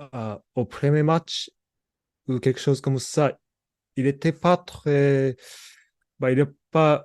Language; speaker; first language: French; non-native, learner; Japanese